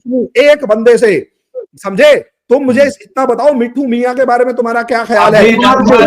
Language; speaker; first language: Hindi; native; Hindi